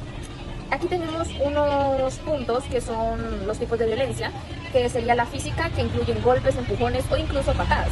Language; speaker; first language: Spanish; native; Spanish